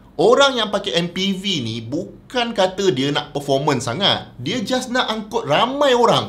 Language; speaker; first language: Malay; native; Malay